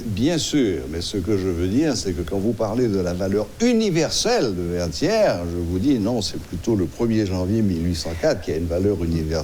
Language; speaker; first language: French; non-native, local second language; Haitian Creole